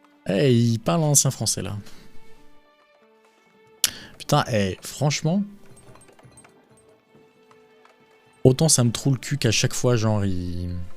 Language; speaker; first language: French; native; French